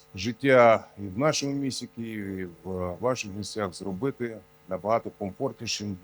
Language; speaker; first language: Ukrainian; non-native, local second language; Russian